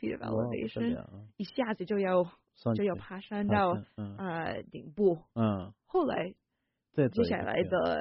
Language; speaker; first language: Chinese; non-native, fluent; English